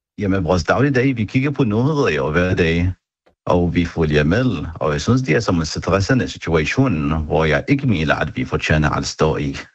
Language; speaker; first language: Danish; non-native, fluent; Arabic